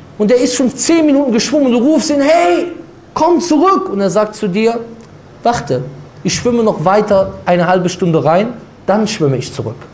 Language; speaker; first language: German; native; German